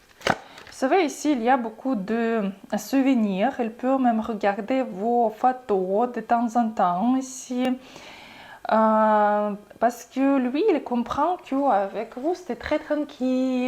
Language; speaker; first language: French; non-native, fluent; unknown